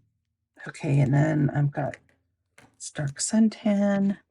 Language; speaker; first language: English; native; English